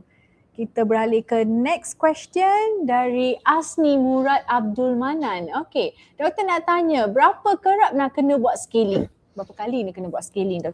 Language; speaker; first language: Malay; native; Malay